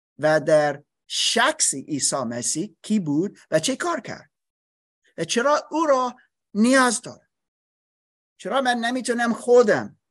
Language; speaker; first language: Persian; non-native, learner; English